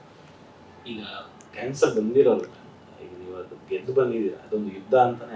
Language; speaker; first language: Kannada; native; Kannada